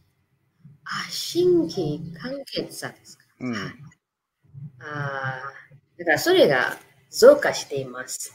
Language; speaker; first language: Japanese; non-native, fluent; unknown